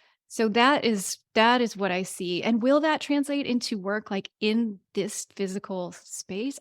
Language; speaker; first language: English; native; English